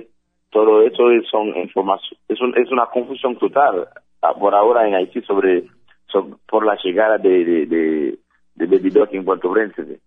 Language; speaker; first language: Spanish; non-native, fluent; Haitian Creole